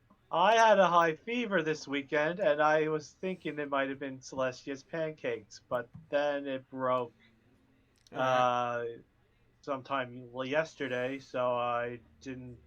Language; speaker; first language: English; native; English